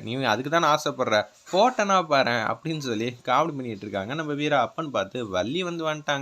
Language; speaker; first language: Tamil; native; Tamil